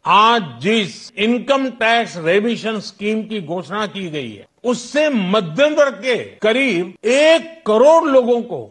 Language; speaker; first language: Hindi; non-native, local second language; Gujarati